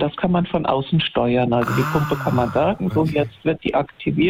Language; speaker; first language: German; native; German